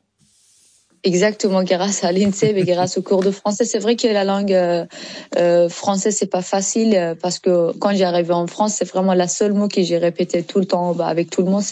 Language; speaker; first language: French; non-native, learner; Persian